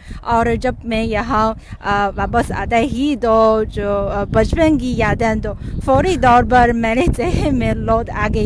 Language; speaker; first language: Hindi; non-native, fluent; Chinese